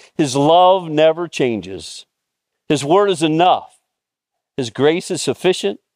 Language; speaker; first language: English; native; English